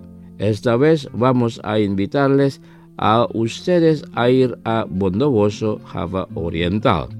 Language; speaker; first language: Spanish; non-native, fluent; Indonesian